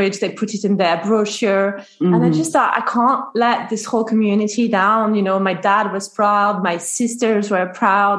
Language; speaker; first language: English; non-native, fluent; French